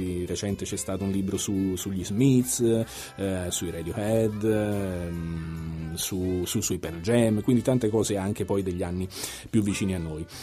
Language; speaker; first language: Italian; native; Italian